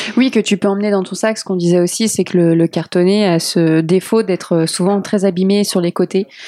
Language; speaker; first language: French; native; French